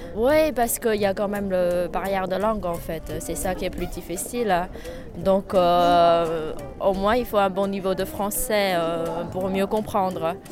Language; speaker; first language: French; non-native, fluent; Chinese